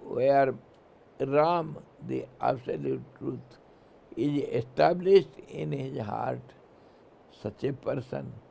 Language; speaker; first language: English; non-native, local second language; Hindi